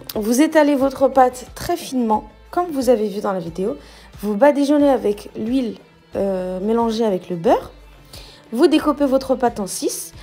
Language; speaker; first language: French; non-native, local second language; Arabic